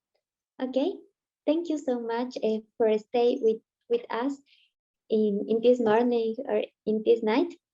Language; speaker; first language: English; non-native, learner; Spanish